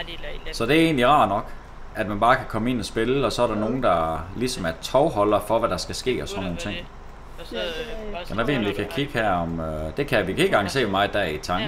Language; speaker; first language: Danish; native; Danish